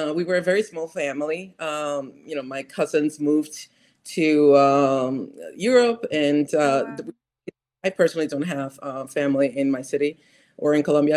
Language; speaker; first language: English; non-native, fluent; Spanish